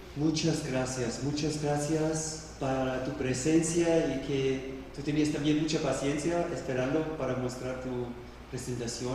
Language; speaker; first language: Spanish; non-native, fluent; German